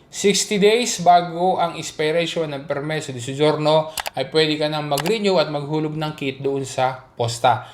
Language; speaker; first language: Filipino; native; Filipino